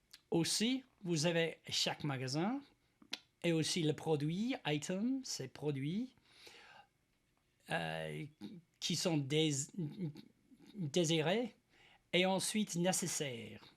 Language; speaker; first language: French; non-native, learner; English